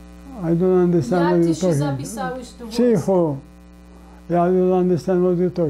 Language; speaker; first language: English; non-native, learner; Polish